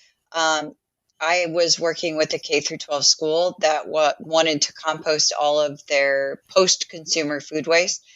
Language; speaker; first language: English; native; English